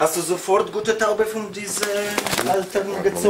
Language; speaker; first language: German; non-native, learner; Polish